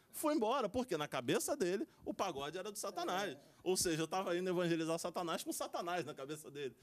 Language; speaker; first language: Portuguese; native; Portuguese